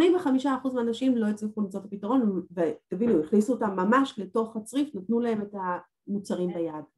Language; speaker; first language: Hebrew; native; Hebrew